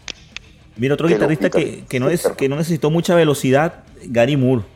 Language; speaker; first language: Spanish; native; Spanish